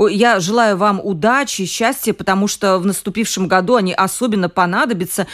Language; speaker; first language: Russian; native; Russian